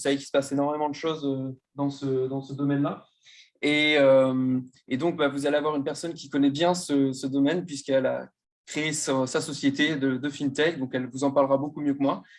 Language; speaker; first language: French; native; French